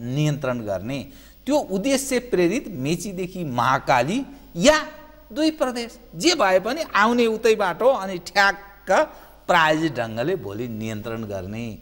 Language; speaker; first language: Nepali; native; Nepali